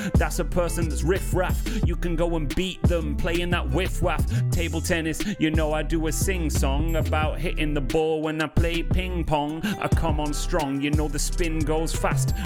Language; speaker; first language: English; native; English